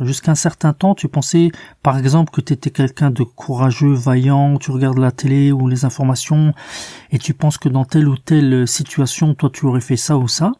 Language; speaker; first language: French; native; French